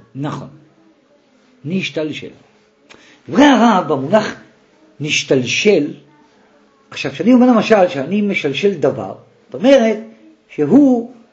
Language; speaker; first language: Hebrew; native; Hebrew